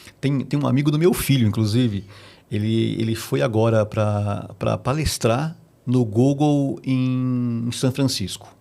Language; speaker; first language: Portuguese; native; Portuguese